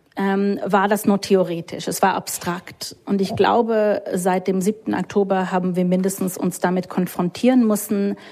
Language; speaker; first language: German; non-native, fluent; English